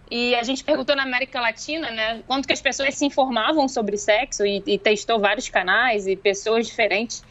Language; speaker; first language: Portuguese; native; Portuguese